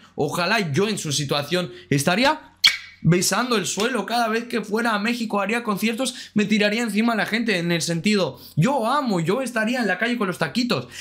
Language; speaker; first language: Spanish; non-native, fluent; Ukrainian